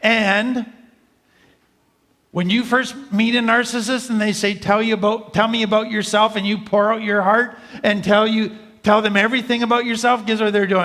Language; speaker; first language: English; native; English